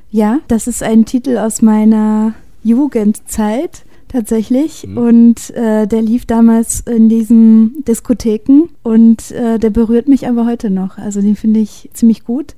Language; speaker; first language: German; early bilingual, other home language; Polish